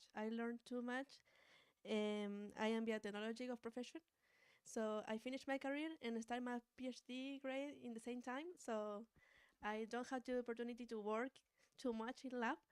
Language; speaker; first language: English; non-native, learner; Spanish